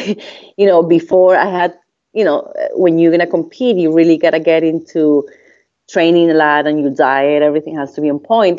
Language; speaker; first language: English; non-native, fluent; Spanish